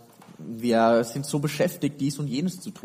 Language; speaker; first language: German; native; German